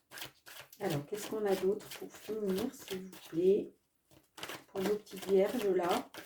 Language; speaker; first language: French; native; French